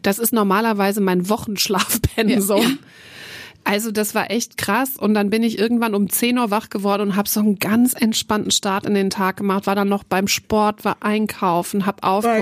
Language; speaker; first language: German; native; German